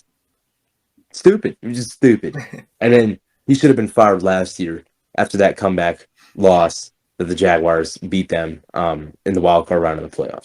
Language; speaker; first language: English; native; English